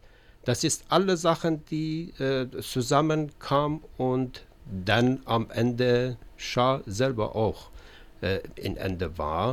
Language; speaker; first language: German; non-native, learner; Persian